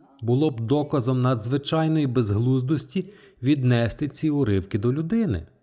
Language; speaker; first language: Ukrainian; non-native, fluent; French